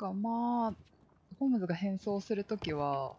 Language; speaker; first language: Japanese; native; Japanese